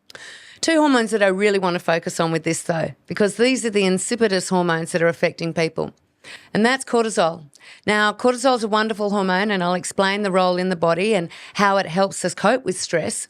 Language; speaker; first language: English; native; English